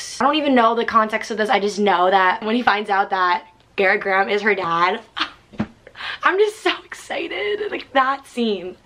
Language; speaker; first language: English; native; English